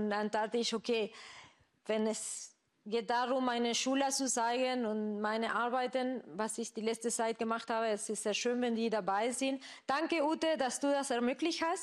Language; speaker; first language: German; non-native, fluent; Spanish